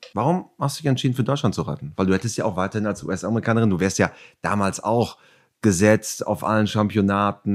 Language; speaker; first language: German; native; German